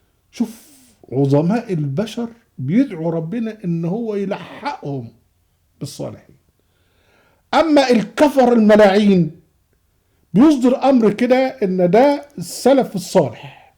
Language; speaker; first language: Arabic; native; Arabic